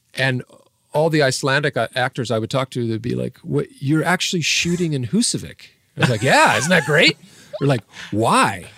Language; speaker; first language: English; native; English